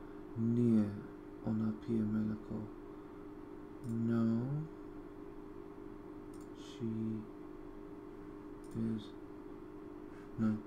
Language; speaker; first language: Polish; non-native, learner; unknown